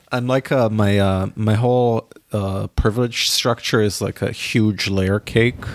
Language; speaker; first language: English; non-native, fluent; Hebrew